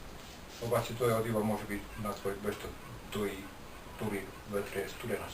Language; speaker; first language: Bulgarian; non-native, learner; Finnish